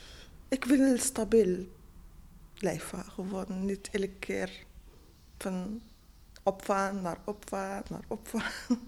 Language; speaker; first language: Dutch; non-native, learner; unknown